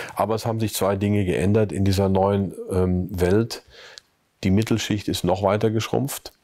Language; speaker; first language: German; native; German